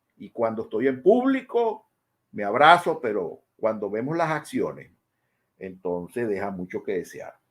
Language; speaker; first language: Spanish; native; Spanish